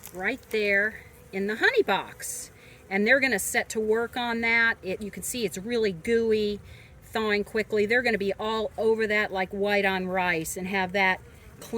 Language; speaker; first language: English; native; English